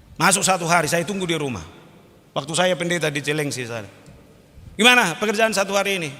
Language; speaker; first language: Indonesian; non-native, local second language; Batak Toba